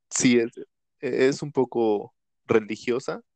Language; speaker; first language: Spanish; native; Spanish